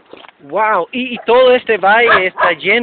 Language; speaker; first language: Spanish; non-native, learner; English